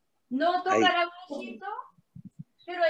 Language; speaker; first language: Spanish; non-native, learner; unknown